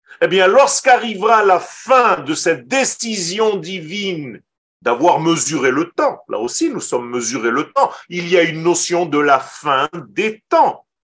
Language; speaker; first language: French; non-native, fluent; Hebrew